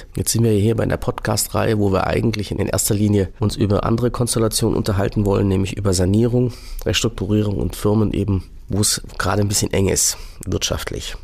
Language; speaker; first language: German; native; German